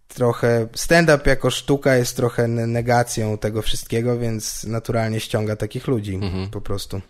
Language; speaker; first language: Polish; native; Polish